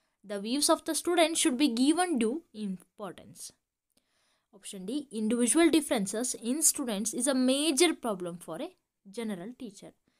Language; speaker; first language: English; non-native, local second language; Kannada